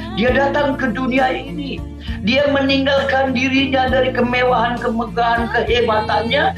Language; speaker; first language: Indonesian; non-native, local second language; Achinese